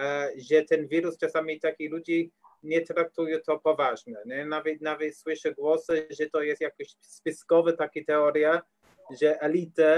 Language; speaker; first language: Polish; non-native, learner; English